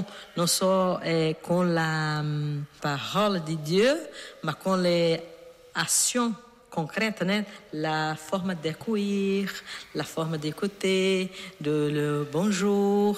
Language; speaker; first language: French; non-native, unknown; Portuguese